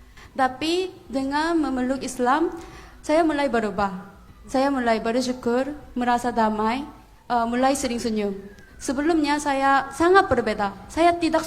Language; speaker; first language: Indonesian; non-native, fluent; Korean